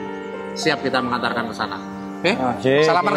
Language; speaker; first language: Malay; non-native, local second language; Javanese